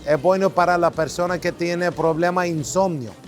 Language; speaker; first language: Spanish; non-native, learner; Turkish